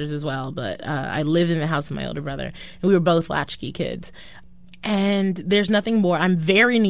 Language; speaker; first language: English; native; English